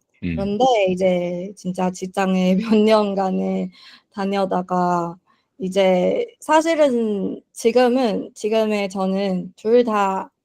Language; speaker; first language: Korean; non-native, learner; Chinese